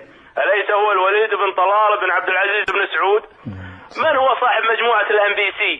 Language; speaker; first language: Arabic; native; Arabic